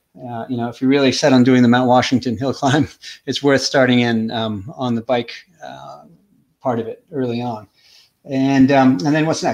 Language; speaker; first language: English; native; English